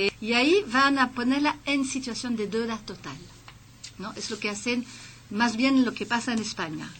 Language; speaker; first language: Spanish; non-native, fluent; French